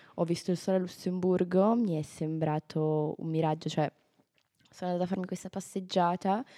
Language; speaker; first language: Italian; native; Italian